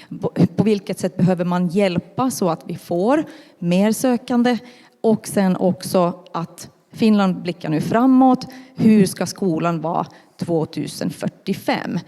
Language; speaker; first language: Swedish; non-native, local second language; Finnish